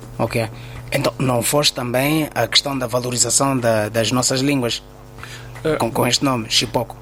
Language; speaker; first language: Portuguese; native; Portuguese